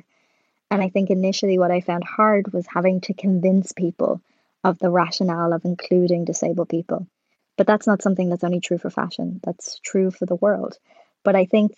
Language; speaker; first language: English; native; English